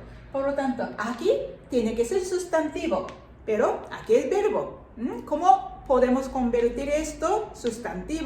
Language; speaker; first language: Spanish; non-native, fluent; Japanese